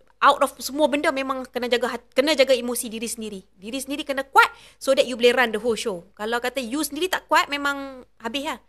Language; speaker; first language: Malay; native; Malay